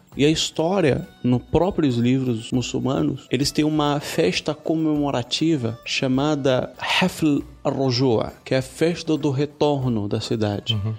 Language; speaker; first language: Portuguese; non-native, fluent; Arabic